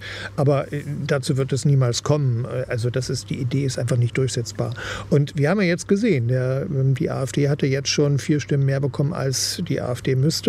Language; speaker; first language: German; native; German